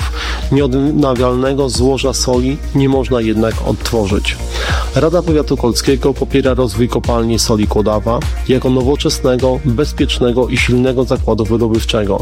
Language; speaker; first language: Polish; native; Polish